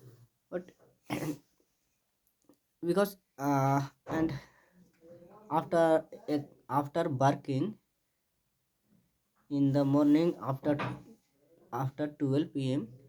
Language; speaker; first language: English; non-native, learner; Hindi